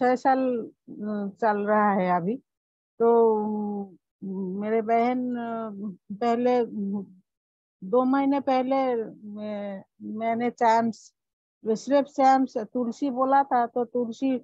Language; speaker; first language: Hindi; non-native, local second language; Bangla